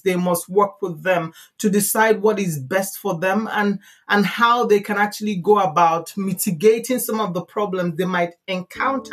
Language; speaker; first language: English; non-native, local second language; Igbo